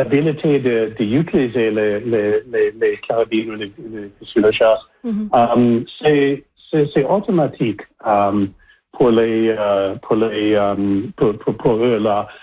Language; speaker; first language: French; non-native, learner; English